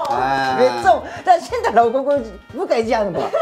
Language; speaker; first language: Chinese; non-native, learner; Japanese